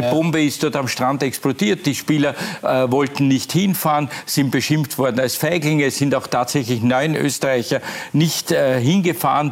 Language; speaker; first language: German; native; German